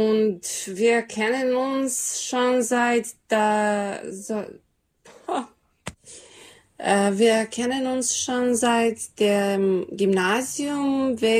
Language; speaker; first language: German; non-native, fluent; Serbian